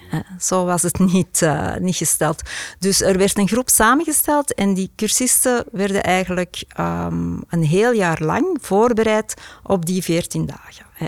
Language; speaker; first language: Dutch; native; Dutch